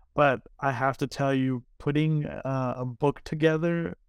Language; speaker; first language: English; early bilingual, other home language; Arabic